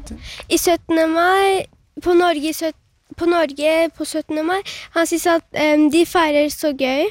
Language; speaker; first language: Norwegian; early bilingual, other home language; Turkish